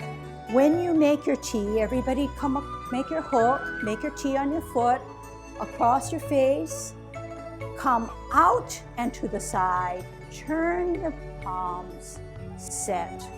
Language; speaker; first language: English; native; English